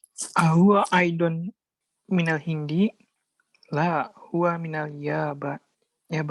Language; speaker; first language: Arabic; non-native, learner; Indonesian